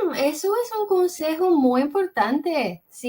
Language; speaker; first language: Spanish; early bilingual, heritage; English